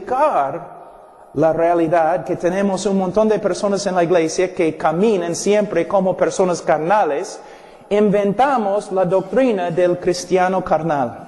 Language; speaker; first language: Spanish; non-native, fluent; English